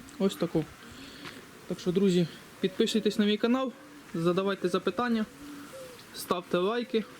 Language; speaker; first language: Ukrainian; native; Ukrainian